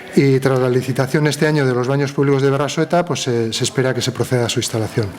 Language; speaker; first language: Spanish; non-native, local second language; Basque